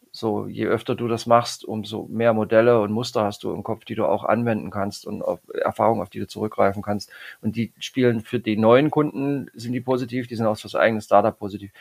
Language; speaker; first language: German; native; German